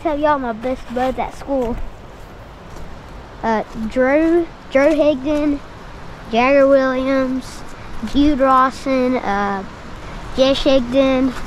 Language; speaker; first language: English; native; English